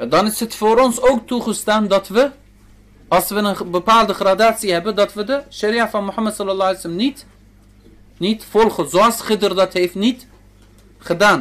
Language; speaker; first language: Dutch; early bilingual, other home language; Turkish